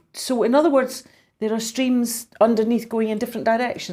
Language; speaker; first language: English; native; English